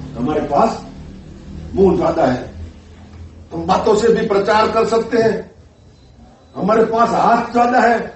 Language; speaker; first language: Hindi; non-native, local second language; Gujarati